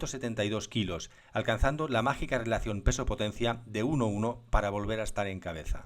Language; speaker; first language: Spanish; native; Spanish